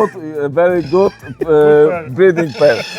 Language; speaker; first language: English; non-native, learner; Polish